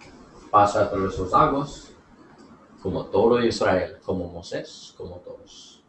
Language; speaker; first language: Spanish; non-native, learner; English